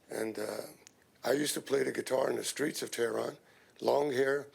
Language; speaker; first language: English; non-native, fluent; Persian